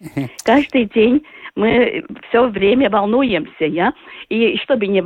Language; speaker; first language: Russian; non-native, local second language; Latvian